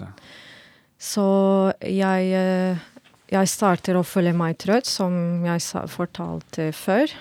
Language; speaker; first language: Norwegian; non-native, fluent; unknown